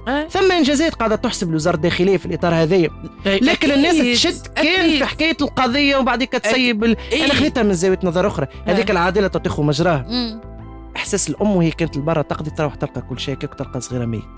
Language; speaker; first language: Arabic; native; Arabic